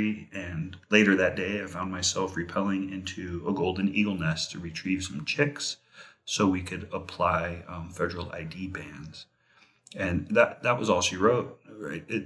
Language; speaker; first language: English; native; English